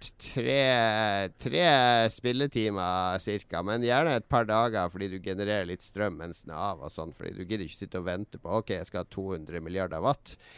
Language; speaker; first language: Norwegian; native; Norwegian